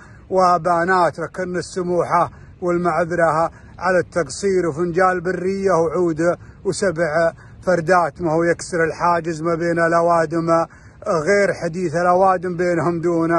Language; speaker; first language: Arabic; native; Arabic